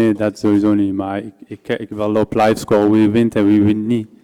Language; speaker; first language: Dutch; non-native, local second language; French